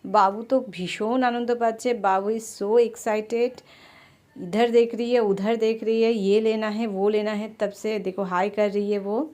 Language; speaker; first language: Hindi; non-native, local second language; Bangla